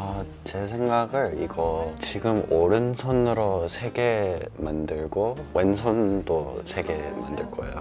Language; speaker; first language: Korean; early bilingual, heritage; Korean